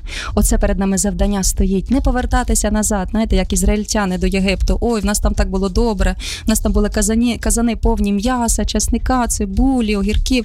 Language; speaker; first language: Ukrainian; native; Ukrainian